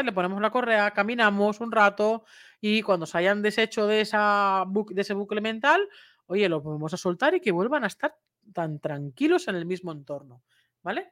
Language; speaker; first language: Spanish; native; Spanish